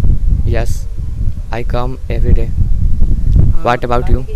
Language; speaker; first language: English; non-native, learner; Hindi